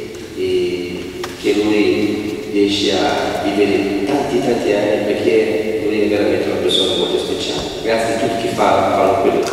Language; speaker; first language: Italian; non-native, fluent; Portuguese